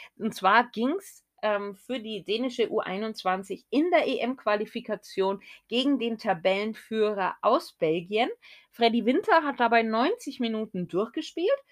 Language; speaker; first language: German; native; German